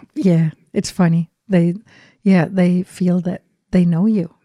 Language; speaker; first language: English; non-native, fluent; Danish